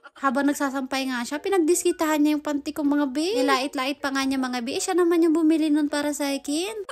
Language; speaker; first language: Filipino; native; Filipino